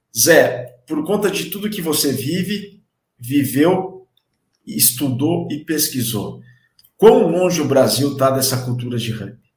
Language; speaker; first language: Portuguese; native; Portuguese